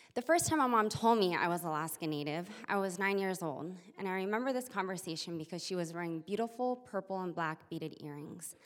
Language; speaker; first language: English; native; English